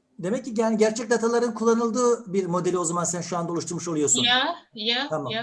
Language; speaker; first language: Turkish; native; Turkish